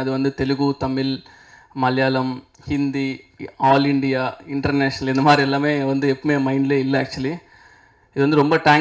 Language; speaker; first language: Tamil; non-native, local second language; Telugu